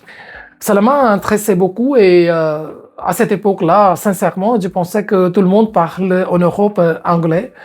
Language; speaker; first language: French; non-native, fluent; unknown